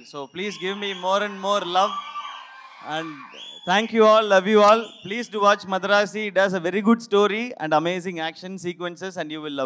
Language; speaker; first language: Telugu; non-native, learner; Tamil